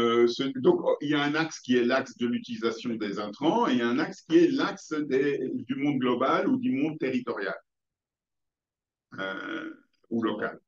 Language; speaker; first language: French; native; French